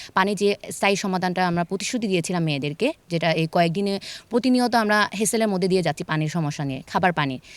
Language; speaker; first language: Bangla; non-native, local second language; Chakma